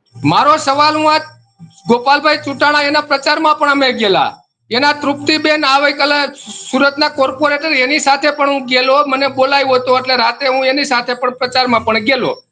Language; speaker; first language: Gujarati; native; Gujarati